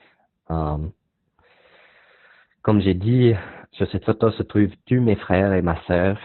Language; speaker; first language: French; non-native, learner; English